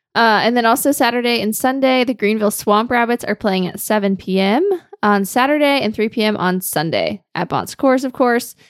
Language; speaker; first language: English; native; English